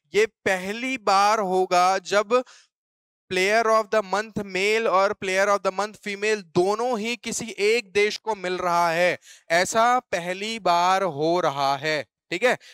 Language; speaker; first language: Hindi; native; Hindi